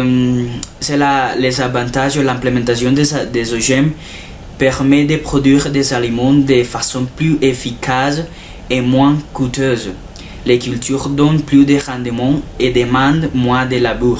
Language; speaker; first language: French; non-native, learner; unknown